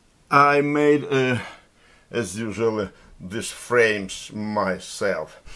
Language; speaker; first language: English; non-native, fluent; Ukrainian